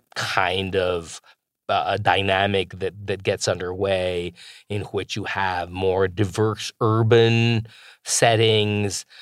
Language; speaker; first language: English; non-native, fluent; Spanish